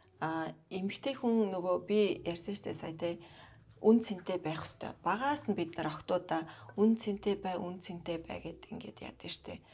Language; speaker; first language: Mongolian; non-native, local second language; Kazakh